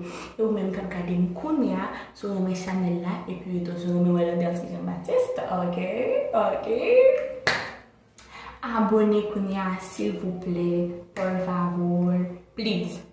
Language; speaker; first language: French; non-native, local second language; Haitian Creole